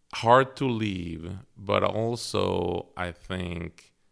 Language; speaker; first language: English; early bilingual, other home language; Spanish